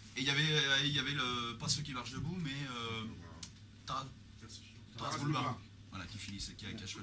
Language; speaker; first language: French; native; French